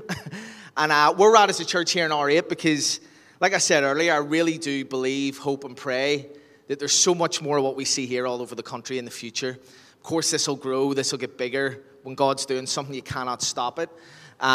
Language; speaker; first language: English; native; English